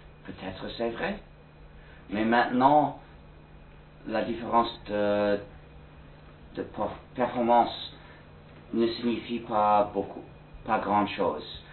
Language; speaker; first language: French; non-native, fluent; English